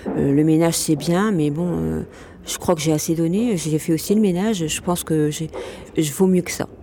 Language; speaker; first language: French; non-native, local second language; Arabic